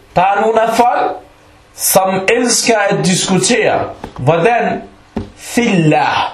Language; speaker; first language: Danish; non-native, fluent; Arabic